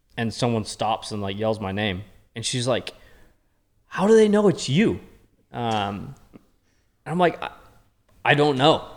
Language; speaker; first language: English; native; English